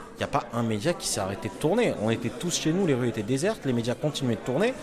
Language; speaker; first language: French; native; French